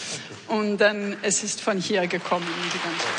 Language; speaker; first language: German; non-native, fluent; French